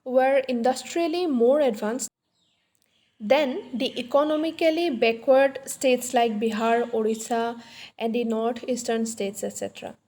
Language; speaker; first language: English; non-native, local second language; Assamese